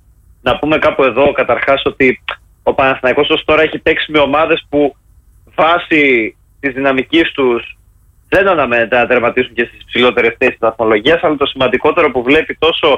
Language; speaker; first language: Greek; native; Greek